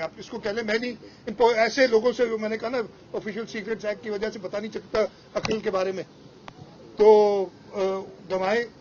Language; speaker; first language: Urdu; non-native, local second language; Sindhi